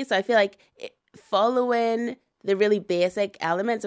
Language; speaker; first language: English; native; English